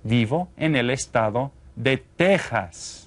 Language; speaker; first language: Spanish; non-native, fluent; English